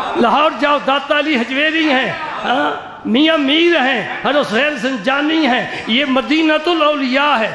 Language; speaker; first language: Urdu; non-native, local second language; Punjabi